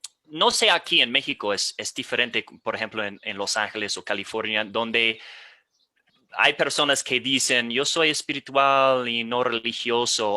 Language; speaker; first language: Spanish; non-native, fluent; English